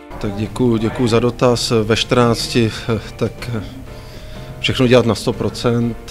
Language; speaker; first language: Czech; native; Czech